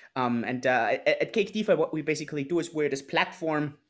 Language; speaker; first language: English; non-native, fluent; German